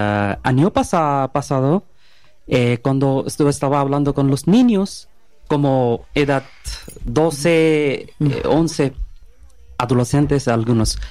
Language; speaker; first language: Spanish; non-native, learner; Bangla